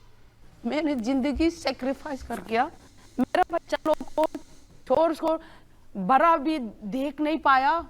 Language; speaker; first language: Hindi; non-native, local second language; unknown